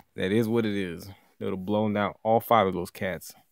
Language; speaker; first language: English; native; English